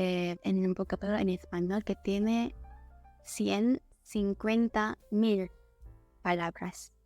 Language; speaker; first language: Spanish; non-native, learner; Indonesian